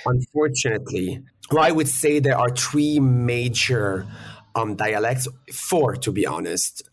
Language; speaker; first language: English; early bilingual, other home language; Arabic